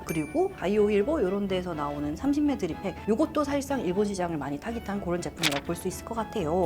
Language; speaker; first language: Korean; native; Korean